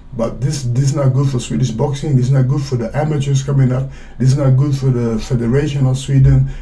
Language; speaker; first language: English; non-native, fluent; Swedish